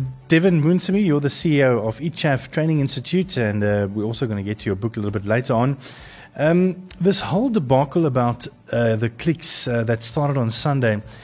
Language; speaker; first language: English; non-native, local second language; Afrikaans